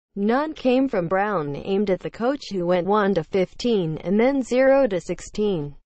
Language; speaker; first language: English; native; English